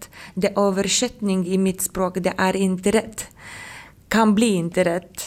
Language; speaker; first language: Swedish; non-native, learner; Lithuanian